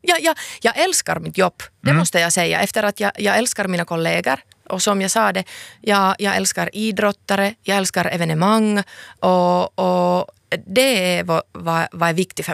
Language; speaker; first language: Swedish; non-native, local second language; Finnish